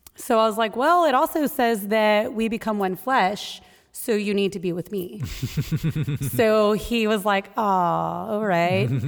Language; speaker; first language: English; native; English